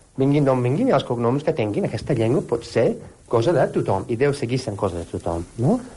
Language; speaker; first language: Catalan; non-native, fluent; English